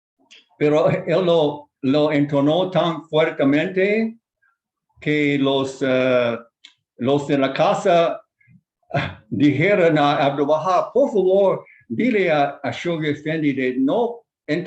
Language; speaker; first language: Spanish; non-native, fluent; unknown